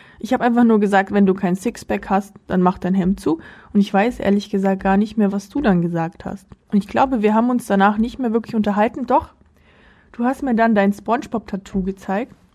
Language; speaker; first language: German; early bilingual, other home language; Russian